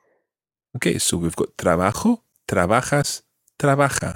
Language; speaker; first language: Spanish; non-native, fluent; English